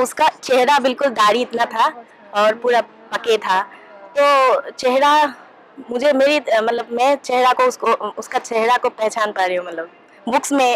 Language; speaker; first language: Hindi; non-native, local second language; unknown